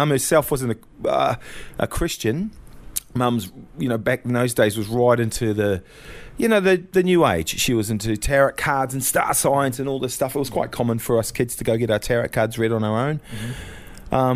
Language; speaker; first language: English; native; English